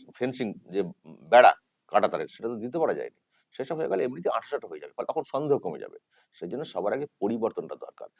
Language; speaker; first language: Bangla; native; Bangla